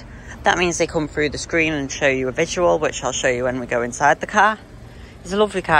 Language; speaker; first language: English; native; English